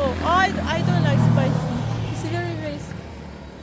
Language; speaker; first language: English; non-native, learner; Korean